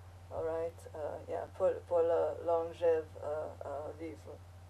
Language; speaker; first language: French; non-native, learner; English